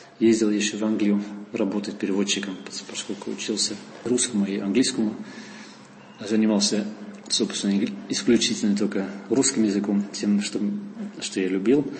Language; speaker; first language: Russian; non-native, fluent; Dutch